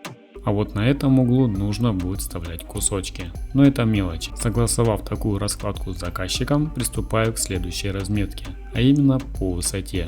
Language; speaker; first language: Russian; native; Russian